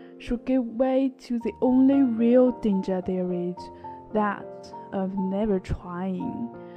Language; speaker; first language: English; non-native, learner; Chinese